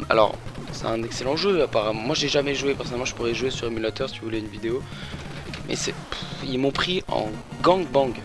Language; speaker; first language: French; native; French